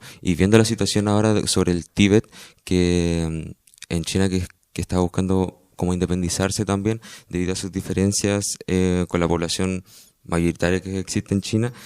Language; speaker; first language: Spanish; native; Spanish